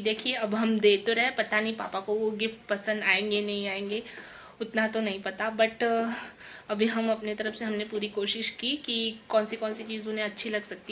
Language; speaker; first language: Hindi; native; Hindi